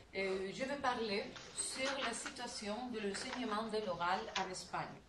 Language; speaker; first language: French; non-native, learner; Spanish